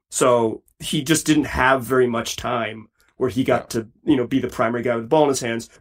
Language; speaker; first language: English; native; English